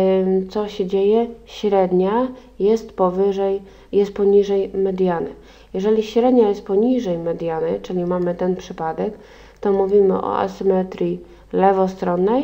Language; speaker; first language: Polish; native; Polish